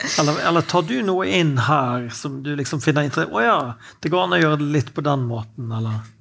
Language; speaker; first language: Norwegian; native; Norwegian